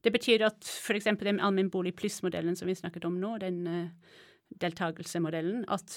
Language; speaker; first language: Norwegian; non-native, fluent; English